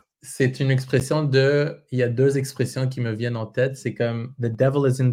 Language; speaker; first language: French; native; French